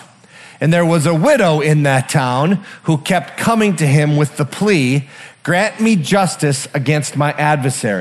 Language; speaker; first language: English; native; English